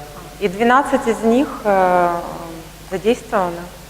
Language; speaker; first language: Russian; native; Russian